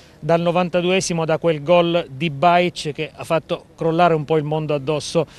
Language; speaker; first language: Italian; native; Italian